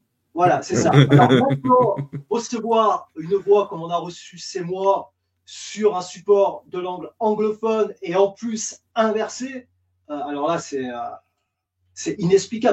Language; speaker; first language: French; native; French